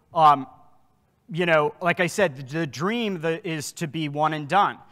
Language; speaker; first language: English; native; English